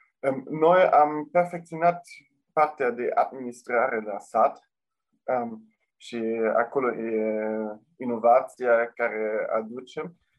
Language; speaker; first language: Romanian; non-native, local second language; German